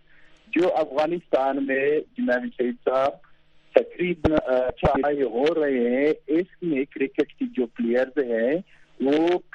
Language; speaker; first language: Hindi; non-native, fluent; Pashto